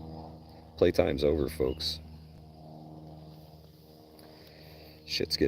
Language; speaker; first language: English; native; English